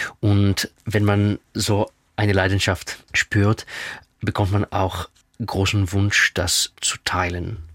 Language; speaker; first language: German; non-native, fluent; Russian